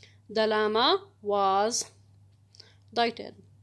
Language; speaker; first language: English; non-native, learner; Arabic